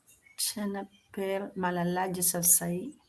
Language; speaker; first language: French; non-native, learner; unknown